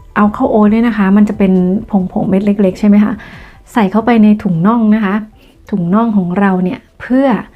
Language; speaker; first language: Thai; native; Thai